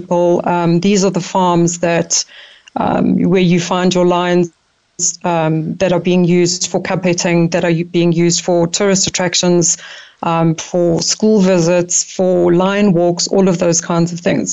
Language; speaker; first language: English; native; English